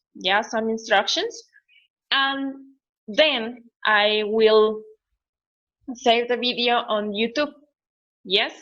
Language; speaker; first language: English; non-native, learner; Spanish